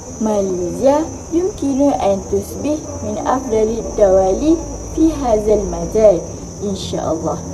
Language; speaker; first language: Arabic; non-native, learner; Malay